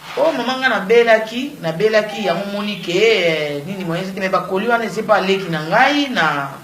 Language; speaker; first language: Lingala; non-native, local second language; Kongo